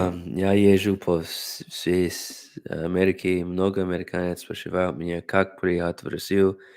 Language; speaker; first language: Russian; non-native, learner; English